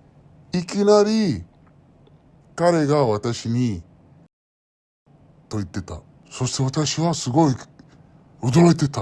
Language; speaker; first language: Japanese; non-native, learner; Arabic